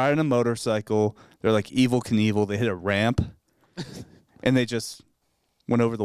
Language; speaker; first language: English; native; English